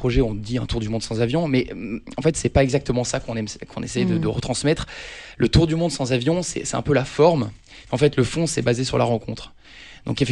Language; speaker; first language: French; native; French